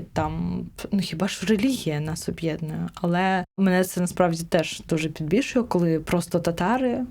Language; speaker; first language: Ukrainian; non-native, local second language; Crimean Tatar